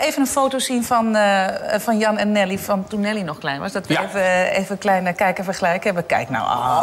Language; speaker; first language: Dutch; native; Dutch